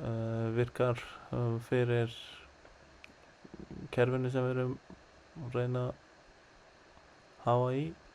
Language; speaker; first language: Icelandic; non-native, learner; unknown